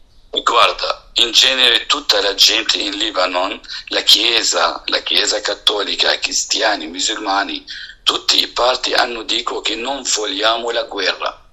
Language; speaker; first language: Italian; non-native, fluent; Arabic